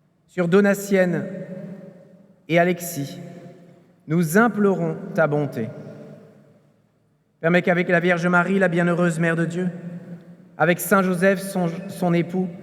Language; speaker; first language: French; native; French